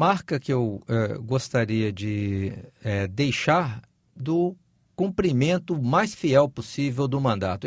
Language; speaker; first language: Portuguese; native; Portuguese